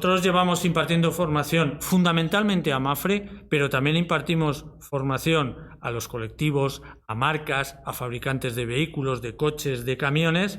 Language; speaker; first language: Spanish; native; Spanish